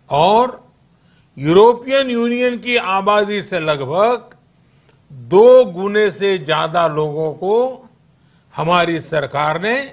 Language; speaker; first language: Hindi; non-native, local second language; Gujarati